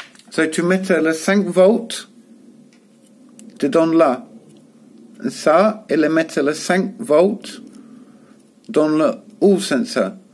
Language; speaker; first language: French; non-native, learner; English